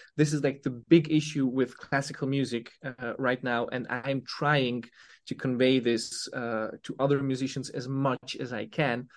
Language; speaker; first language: English; non-native, fluent; Serbian